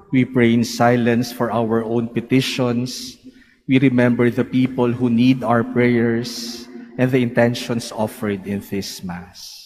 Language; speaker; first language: English; non-native, local second language; Filipino